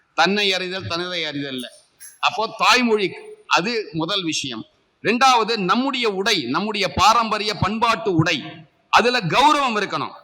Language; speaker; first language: Tamil; native; Tamil